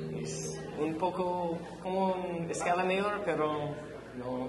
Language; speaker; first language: Spanish; non-native, learner; English